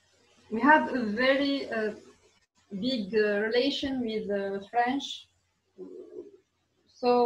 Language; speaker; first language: English; non-native, learner; Arabic